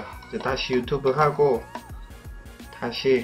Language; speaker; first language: Korean; non-native, fluent; Polish